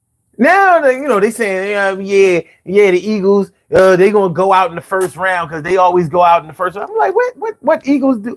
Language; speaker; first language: English; native; English